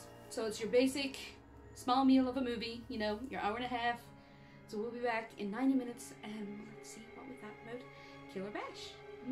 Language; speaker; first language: English; native; English